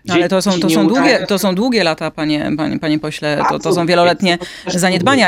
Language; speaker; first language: Polish; native; Polish